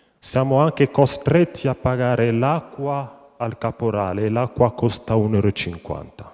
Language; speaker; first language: Italian; non-native, fluent; French